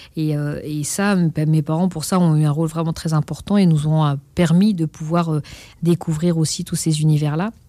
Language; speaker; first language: French; native; French